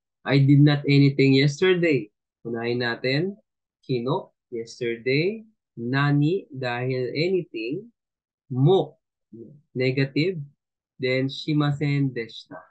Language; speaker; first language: English; non-native, local second language; Filipino